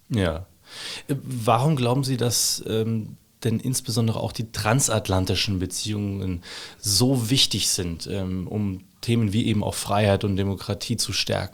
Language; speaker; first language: German; native; German